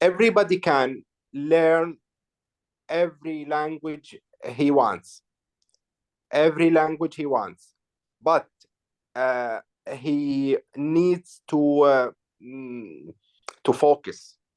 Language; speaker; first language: English; non-native, learner; Arabic